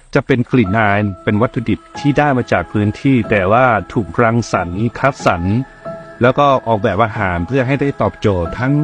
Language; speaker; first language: Thai; native; Thai